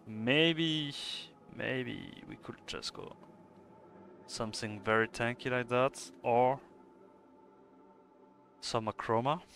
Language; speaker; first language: English; non-native, fluent; French